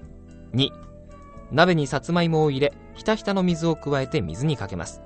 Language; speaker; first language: Japanese; native; Japanese